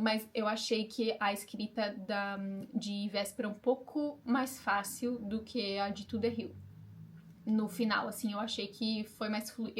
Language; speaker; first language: Portuguese; native; Portuguese